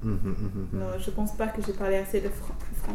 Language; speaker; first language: French; non-native, fluent; English